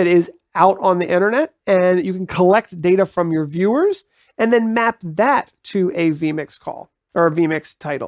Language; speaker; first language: English; native; English